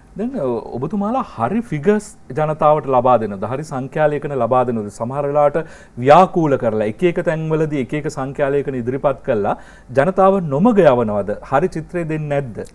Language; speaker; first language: Sinhala; native; Sinhala